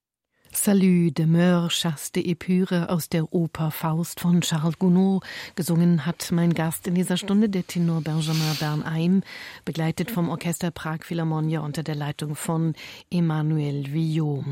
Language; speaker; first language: German; native; German